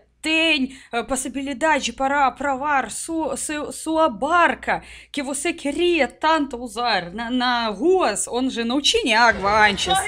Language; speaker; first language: Portuguese; non-native, learner; Russian